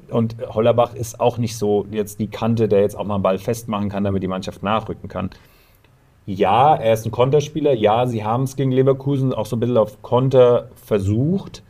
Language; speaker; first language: German; native; German